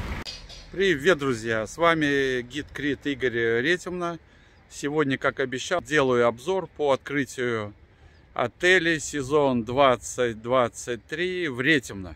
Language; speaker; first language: Russian; native; Russian